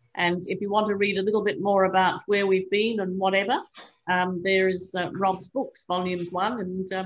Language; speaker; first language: English; native; English